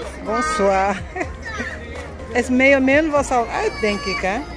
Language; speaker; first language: Dutch; non-native, fluent; Lingala